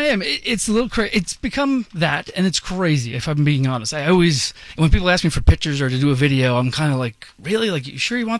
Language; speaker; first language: English; native; English